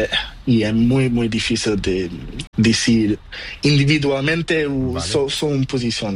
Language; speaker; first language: Spanish; non-native, learner; Portuguese